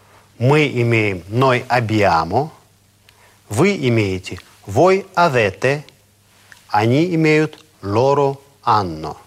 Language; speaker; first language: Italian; non-native, fluent; Russian